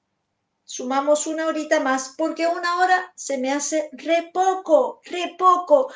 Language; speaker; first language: Spanish; native; Spanish